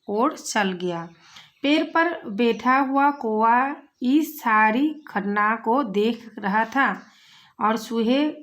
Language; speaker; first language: Hindi; non-native, local second language; Assamese